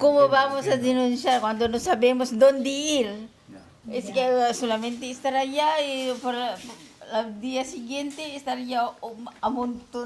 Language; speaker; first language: Spanish; non-native, learner; Filipino